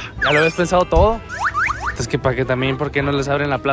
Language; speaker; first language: Spanish; native; Spanish